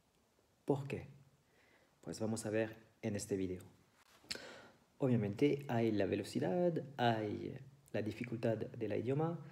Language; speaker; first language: Spanish; non-native, fluent; French